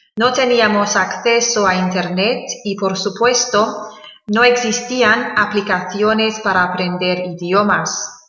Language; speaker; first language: Spanish; non-native, fluent; English